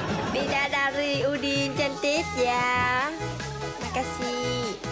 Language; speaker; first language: Indonesian; non-native, learner; Vietnamese